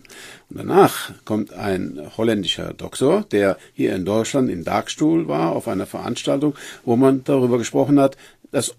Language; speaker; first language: German; native; German